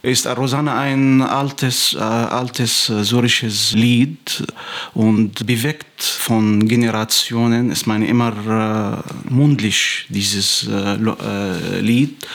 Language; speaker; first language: German; non-native, fluent; Arabic